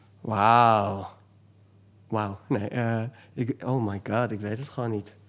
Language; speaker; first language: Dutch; early bilingual, other home language; Turkish